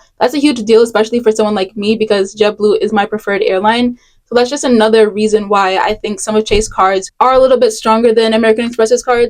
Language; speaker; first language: English; native; English